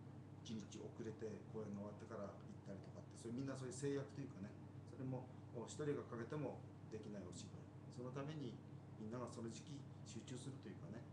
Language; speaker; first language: Japanese; native; Japanese